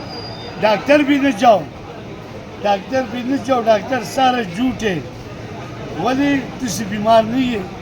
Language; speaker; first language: Hindi; non-native, local second language; Pashto